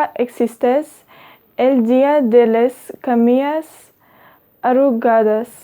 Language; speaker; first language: Catalan; non-native, learner; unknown